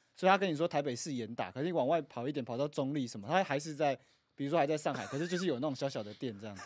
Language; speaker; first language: Chinese; native; Chinese